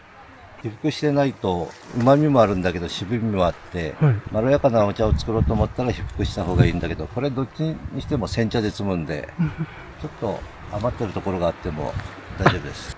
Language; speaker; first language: Japanese; native; Japanese